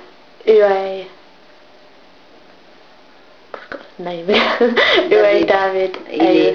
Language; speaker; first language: French; non-native, learner; English